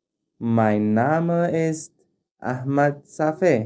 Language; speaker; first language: German; non-native, fluent; Pashto